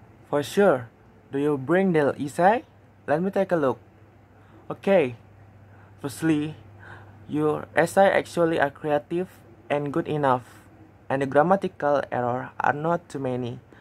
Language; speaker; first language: English; non-native, learner; Indonesian